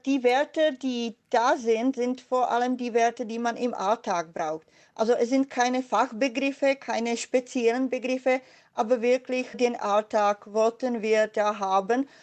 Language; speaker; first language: German; non-native, fluent; Czech